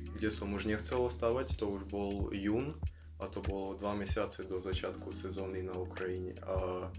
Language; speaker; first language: Slovak; non-native, fluent; Ukrainian